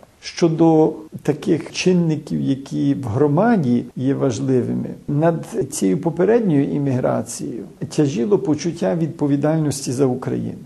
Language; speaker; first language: Ukrainian; early bilingual, heritage; Ukrainian